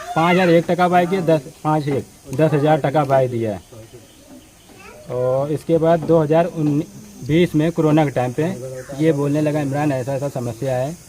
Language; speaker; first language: Hindi; native; Hindi